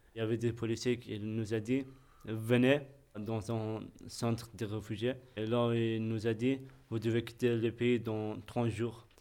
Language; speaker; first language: French; non-native, fluent; Persian